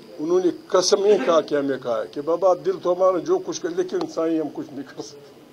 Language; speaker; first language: Urdu; non-native, local second language; Pashto